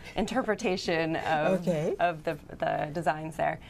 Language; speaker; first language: English; native; English